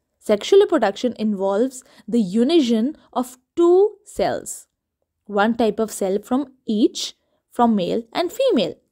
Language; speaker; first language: English; non-native, local second language; Urdu